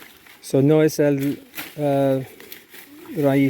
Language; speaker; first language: Spanish; non-native, learner; English